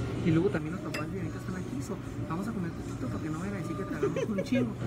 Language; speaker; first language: Spanish; early bilingual, heritage; Spanish